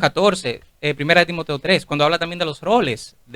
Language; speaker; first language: Spanish; native; Spanish